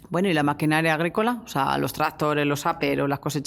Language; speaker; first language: Spanish; native; Spanish